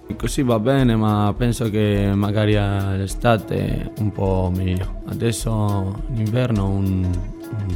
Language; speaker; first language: Italian; non-native, learner; Spanish